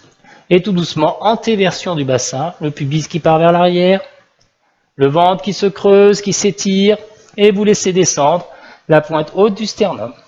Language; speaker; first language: French; native; French